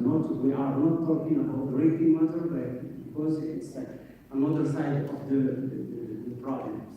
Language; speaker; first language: English; non-native, fluent; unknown